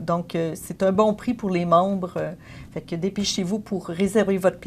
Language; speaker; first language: French; native; French